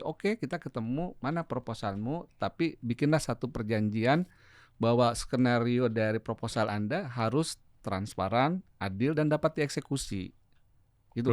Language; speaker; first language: Indonesian; native; Indonesian